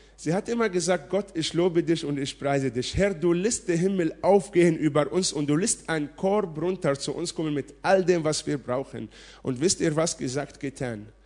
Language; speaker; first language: German; non-native, fluent; Arabic